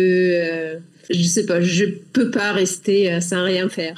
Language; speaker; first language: French; non-native, learner; Russian